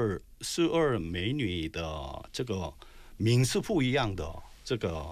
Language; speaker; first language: Chinese; non-native, learner; Korean